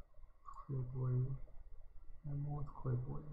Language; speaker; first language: French; non-native, learner; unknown